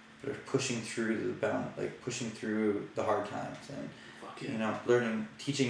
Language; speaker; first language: English; native; English